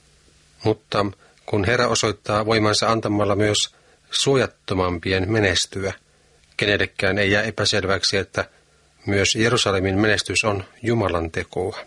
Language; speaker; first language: Finnish; native; Finnish